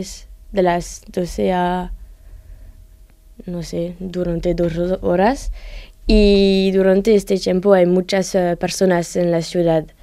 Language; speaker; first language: Spanish; non-native, learner; French